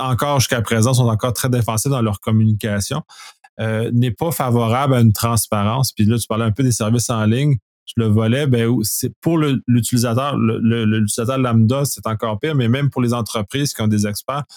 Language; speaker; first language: French; native; French